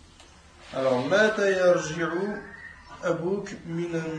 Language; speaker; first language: Arabic; non-native, learner; French